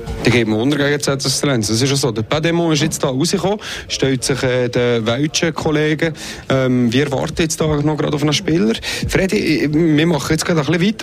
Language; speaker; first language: German; native; German